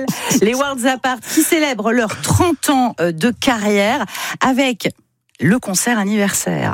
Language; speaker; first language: French; native; French